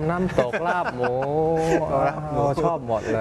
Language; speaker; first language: Thai; early bilingual, other home language; Indonesian